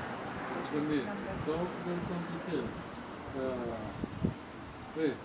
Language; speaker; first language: English; non-native, learner; Arabic